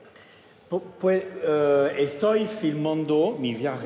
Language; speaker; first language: Spanish; non-native, learner; French